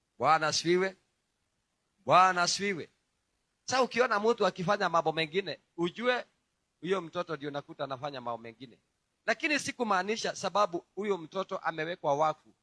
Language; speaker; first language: Swahili; non-native, local second language; Kikuyu